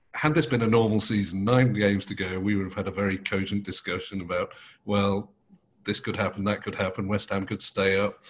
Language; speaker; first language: English; native; English